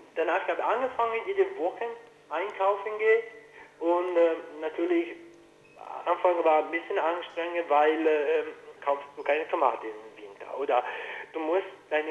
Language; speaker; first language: German; non-native, fluent; Italian